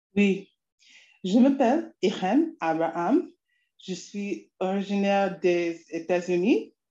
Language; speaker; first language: French; non-native, learner; English